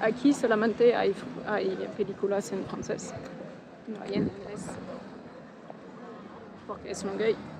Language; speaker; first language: Spanish; non-native, learner; French